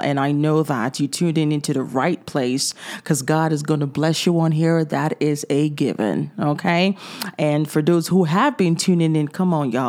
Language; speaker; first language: English; native; English